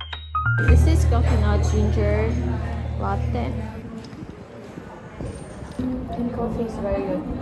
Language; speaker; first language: English; non-native, learner; Russian